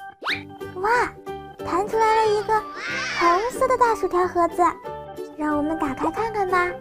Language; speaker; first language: Chinese; native; Chinese